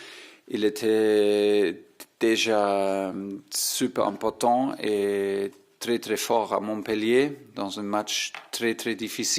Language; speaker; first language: French; non-native, fluent; German